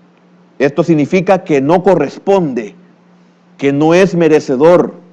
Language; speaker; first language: Spanish; native; Spanish